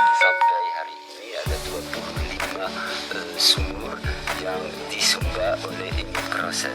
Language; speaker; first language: Indonesian; non-native, learner; French